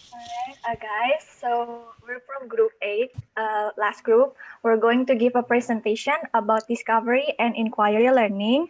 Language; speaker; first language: English; non-native, learner; Indonesian